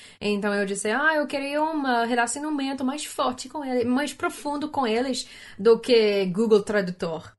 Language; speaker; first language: Portuguese; non-native, learner; English